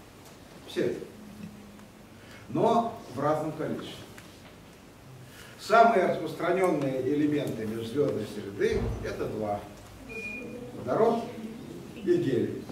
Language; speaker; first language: Russian; native; Russian